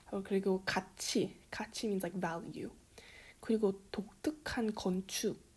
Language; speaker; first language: Korean; early bilingual, heritage; Korean